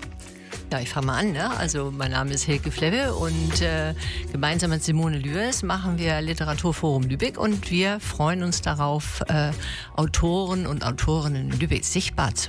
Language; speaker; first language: German; native; German